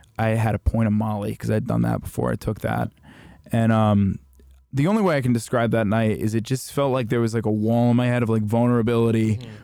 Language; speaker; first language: English; native; English